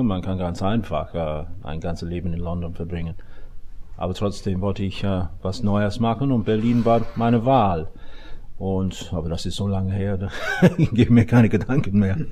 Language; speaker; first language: German; non-native, fluent; English